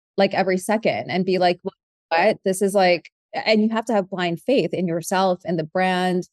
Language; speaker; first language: English; native; English